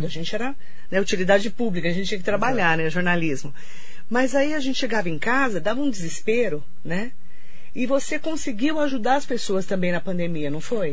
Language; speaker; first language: Portuguese; native; Portuguese